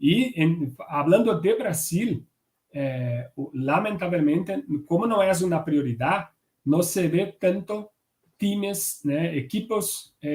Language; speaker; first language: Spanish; non-native, fluent; Portuguese